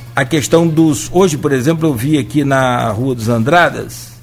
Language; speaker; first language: Portuguese; native; Portuguese